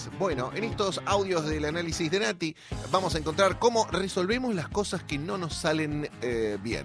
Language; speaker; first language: Spanish; native; Spanish